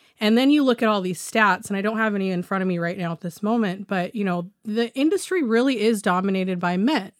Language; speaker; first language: English; native; English